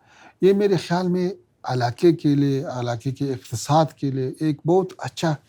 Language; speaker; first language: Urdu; non-native, learner; Pashto